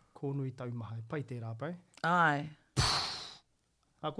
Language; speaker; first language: Māori; non-native, local second language; English